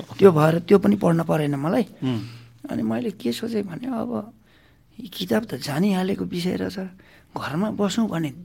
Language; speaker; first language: Nepali; non-native, local second language; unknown